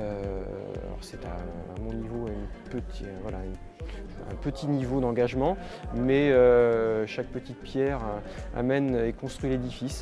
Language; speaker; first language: French; native; French